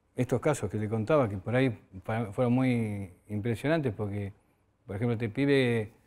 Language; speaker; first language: Spanish; native; Spanish